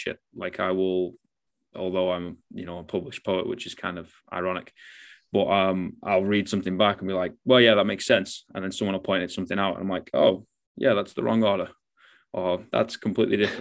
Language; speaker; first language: English; native; English